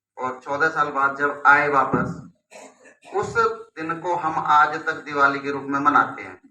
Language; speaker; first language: Hindi; non-native, local second language; Punjabi